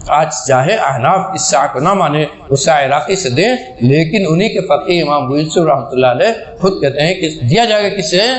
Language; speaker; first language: Urdu; native; Urdu